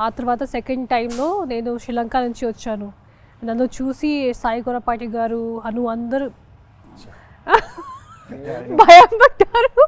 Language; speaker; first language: Telugu; non-native, fluent; Hindi